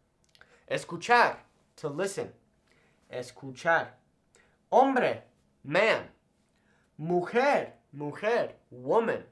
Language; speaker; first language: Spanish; non-native, fluent; English